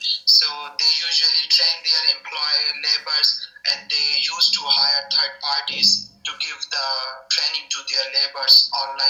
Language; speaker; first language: English; non-native, local second language; Urdu